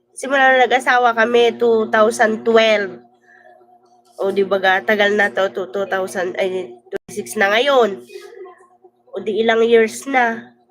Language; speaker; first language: Filipino; native; Filipino